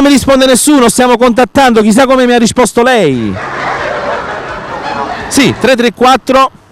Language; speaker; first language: Italian; native; Italian